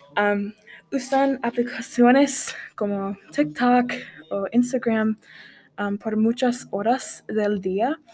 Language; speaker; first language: Spanish; non-native, learner; English